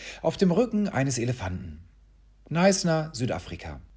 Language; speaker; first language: German; native; German